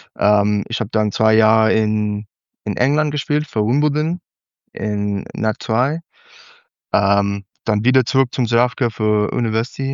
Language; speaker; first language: German; non-native, learner; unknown